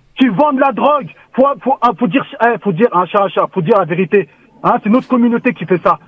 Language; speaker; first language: French; early bilingual, other home language; Turkish